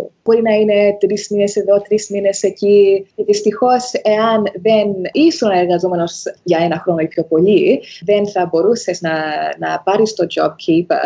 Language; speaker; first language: Greek; early bilingual, heritage; Greek